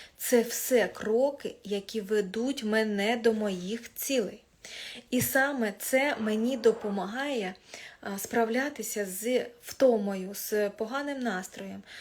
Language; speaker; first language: Ukrainian; non-native, local second language; Russian